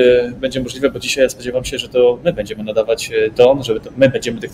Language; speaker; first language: Polish; native; Polish